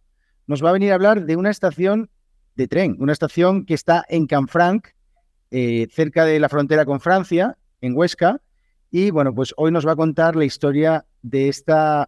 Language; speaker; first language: Spanish; native; Spanish